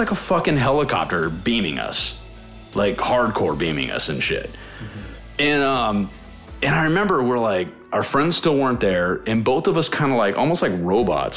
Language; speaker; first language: English; native; English